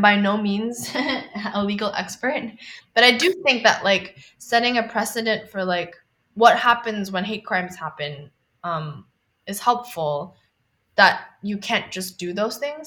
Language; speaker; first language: English; non-native, local second language; Cantonese